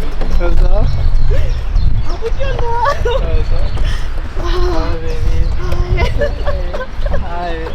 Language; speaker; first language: Danish; early bilingual, other home language; Tamil